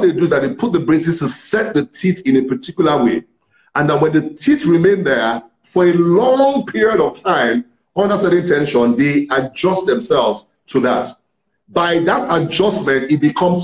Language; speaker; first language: English; non-native, local second language; Yoruba